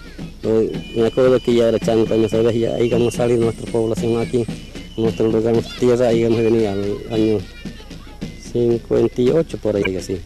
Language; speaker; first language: Spanish; native; Spanish